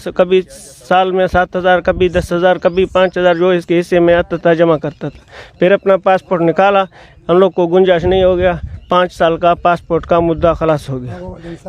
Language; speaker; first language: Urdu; non-native, local second language; Baluchi